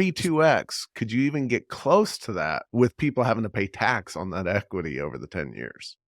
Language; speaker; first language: English; native; English